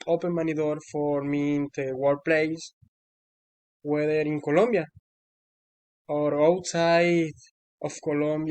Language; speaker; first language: English; non-native, learner; Spanish